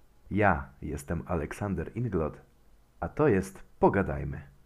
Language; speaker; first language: Polish; native; Polish